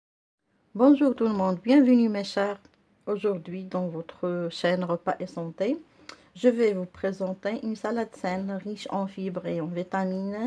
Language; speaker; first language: French; non-native, local second language; Arabic